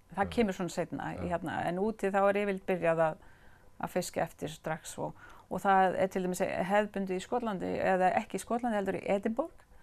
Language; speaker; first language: Icelandic; native; Icelandic